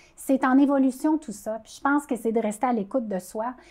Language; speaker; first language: French; native; French